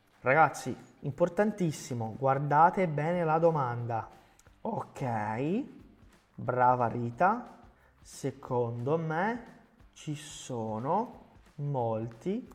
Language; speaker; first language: Italian; non-native, fluent; Portuguese